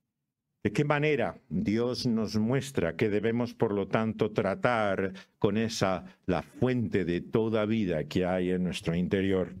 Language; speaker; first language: Spanish; native; Spanish